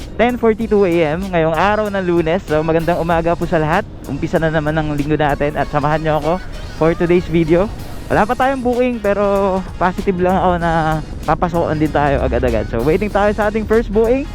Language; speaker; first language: Filipino; native; Filipino